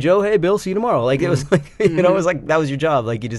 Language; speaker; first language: English; native; English